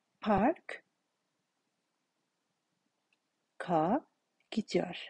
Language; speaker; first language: Turkish; non-native, fluent; Kazakh